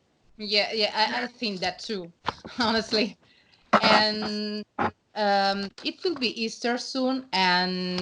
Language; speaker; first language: English; non-native, learner; Italian